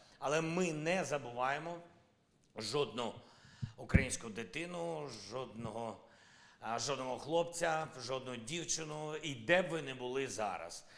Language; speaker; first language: Ukrainian; non-native, local second language; Russian